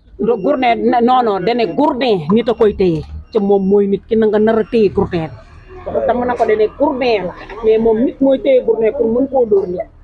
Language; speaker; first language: Wolof; native; Wolof